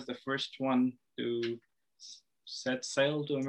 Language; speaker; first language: English; non-native, local second language; Hindi